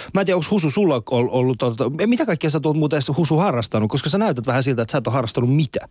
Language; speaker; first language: Finnish; early bilingual, other home language; Persian